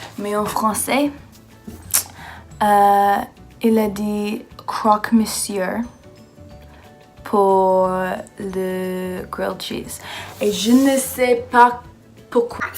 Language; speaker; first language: French; non-native, learner; English